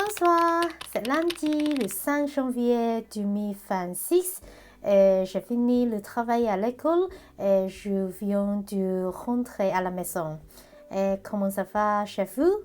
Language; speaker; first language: French; non-native, learner; Cantonese